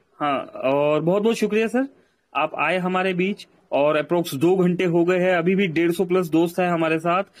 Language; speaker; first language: Hindi; native; Hindi